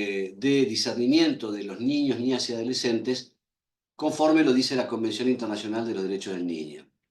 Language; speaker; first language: Spanish; native; Spanish